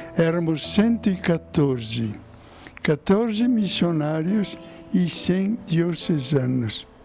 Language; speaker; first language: Portuguese; non-native, fluent; Italian